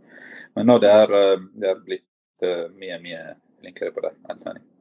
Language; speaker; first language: Norwegian; non-native, fluent; Italian